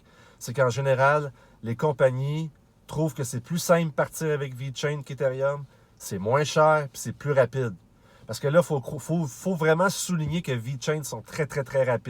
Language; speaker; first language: French; native; French